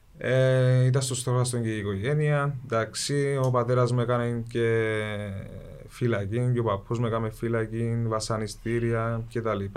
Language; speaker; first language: Greek; early bilingual, other home language; Kurdish